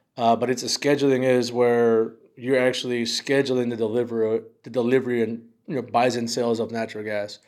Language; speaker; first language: English; early bilingual, other home language; Spanish